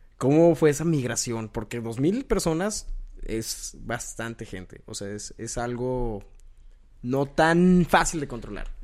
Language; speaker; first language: Spanish; native; Spanish